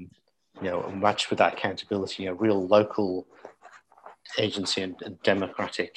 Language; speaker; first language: English; native; English